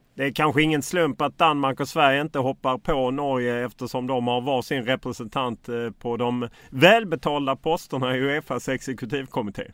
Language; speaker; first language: Swedish; native; Swedish